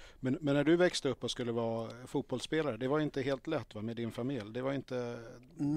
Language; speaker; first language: Swedish; native; Swedish